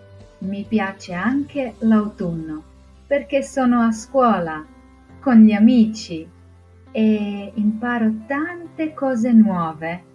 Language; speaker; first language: Italian; non-native, fluent; Croatian